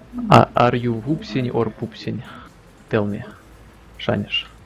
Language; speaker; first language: English; non-native, learner; Russian